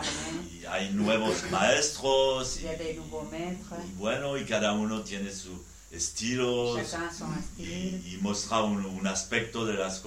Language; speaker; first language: Spanish; non-native, learner; French